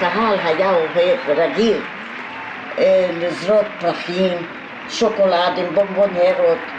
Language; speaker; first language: Hebrew; non-native, fluent; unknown